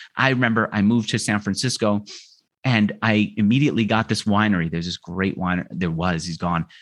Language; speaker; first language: English; native; English